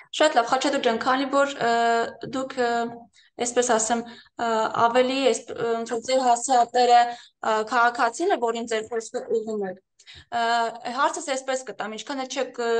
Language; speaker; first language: Armenian; native; Armenian